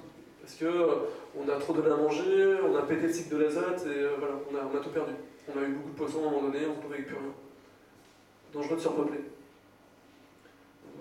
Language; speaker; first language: French; native; French